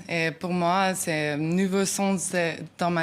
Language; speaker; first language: French; non-native, learner; Norwegian